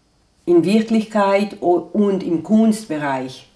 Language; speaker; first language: German; non-native, fluent; Italian